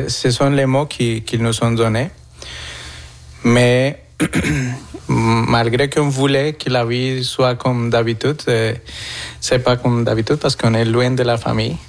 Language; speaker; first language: French; non-native, fluent; Spanish